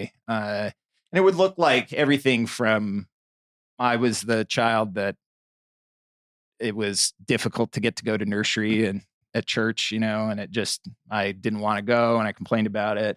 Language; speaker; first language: English; native; English